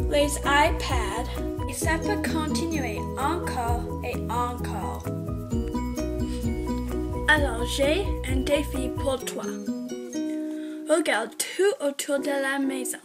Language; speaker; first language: French; non-native, local second language; English